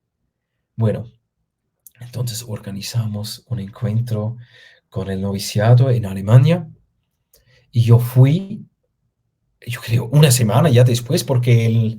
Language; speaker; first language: Spanish; non-native, fluent; German